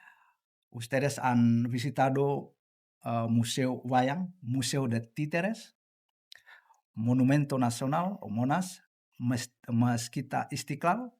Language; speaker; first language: Spanish; non-native, learner; Indonesian